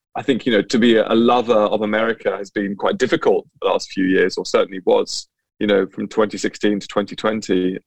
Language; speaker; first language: English; native; English